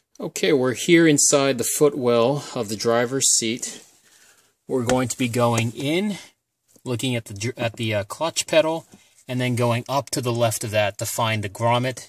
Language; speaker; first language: English; native; English